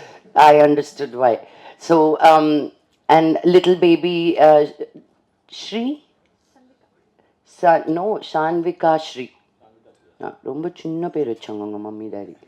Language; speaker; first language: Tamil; non-native, local second language; Telugu